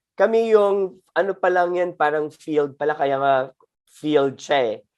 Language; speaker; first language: Filipino; native; Filipino